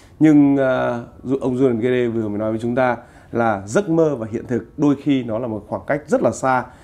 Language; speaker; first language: Vietnamese; native; Vietnamese